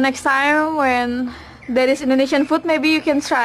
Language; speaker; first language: English; non-native, learner; Indonesian